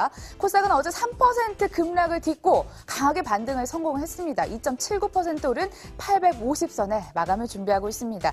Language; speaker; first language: Korean; native; Korean